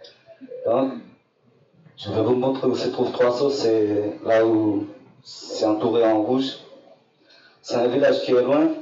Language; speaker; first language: French; non-native, local second language; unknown